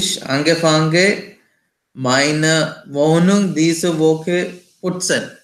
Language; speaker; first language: German; non-native, learner; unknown